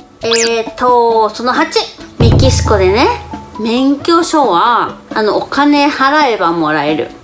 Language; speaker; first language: Japanese; non-native, fluent; Spanish